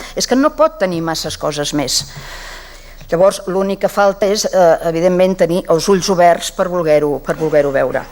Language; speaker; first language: Catalan; native; Catalan